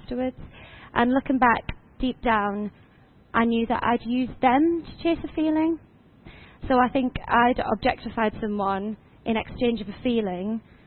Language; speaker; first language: English; native; English